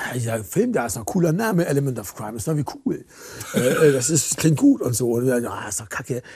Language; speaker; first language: German; native; German